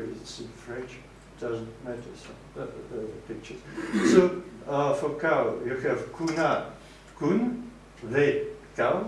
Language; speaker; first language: English; non-native, fluent; Russian